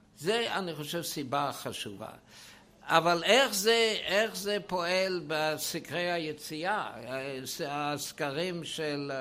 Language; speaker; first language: Hebrew; non-native, fluent; German